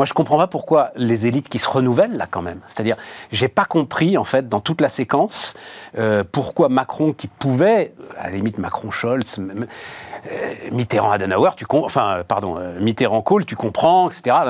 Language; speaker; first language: French; native; French